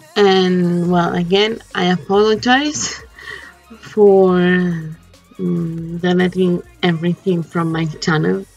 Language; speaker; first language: English; non-native, fluent; Spanish